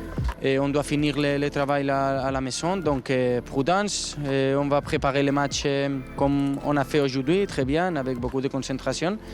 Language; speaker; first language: French; non-native, learner; Spanish